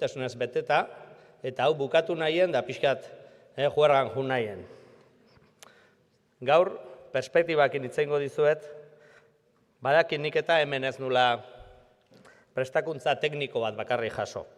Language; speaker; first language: Basque; native; Basque